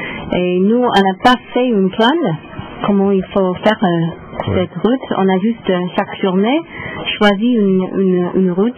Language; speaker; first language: French; non-native, learner; English